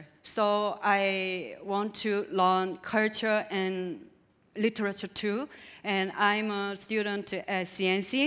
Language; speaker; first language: English; non-native, learner; Korean